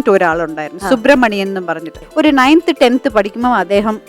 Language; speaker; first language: Malayalam; native; Malayalam